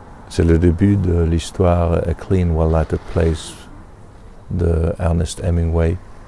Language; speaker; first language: French; non-native, fluent; German